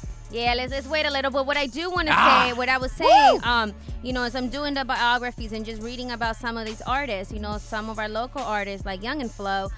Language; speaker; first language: English; early bilingual, other home language; Spanish